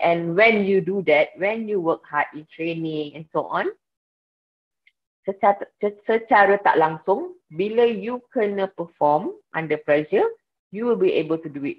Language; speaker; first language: English; non-native, local second language; Malay